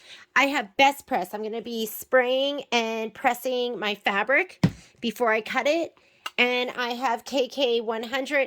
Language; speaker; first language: English; native; English